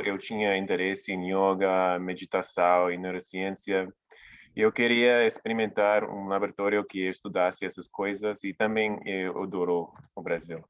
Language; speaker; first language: Portuguese; non-native, fluent; English